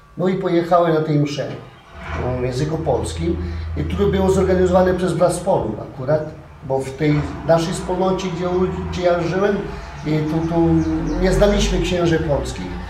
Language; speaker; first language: Polish; non-native, fluent; Portuguese